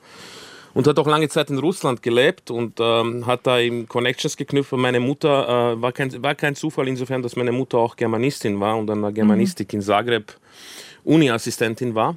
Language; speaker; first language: German; early bilingual, other home language; Croatian